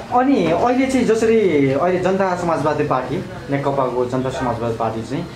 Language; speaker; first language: Nepali; native; Nepali